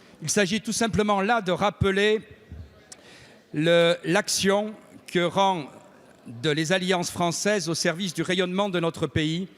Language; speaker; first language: French; native; French